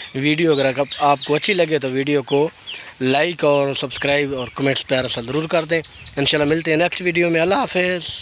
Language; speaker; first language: Urdu; non-native, local second language; Punjabi